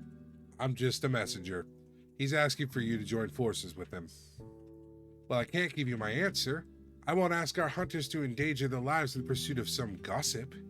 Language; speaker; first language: English; native; English